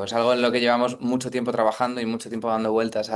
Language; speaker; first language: Spanish; native; Spanish